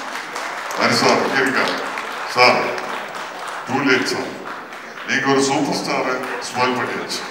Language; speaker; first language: Tamil; non-native, fluent; Malayalam